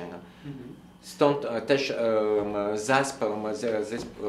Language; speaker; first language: Polish; non-native, learner; French